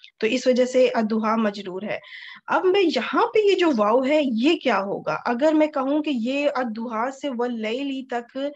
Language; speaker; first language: Urdu; native; Urdu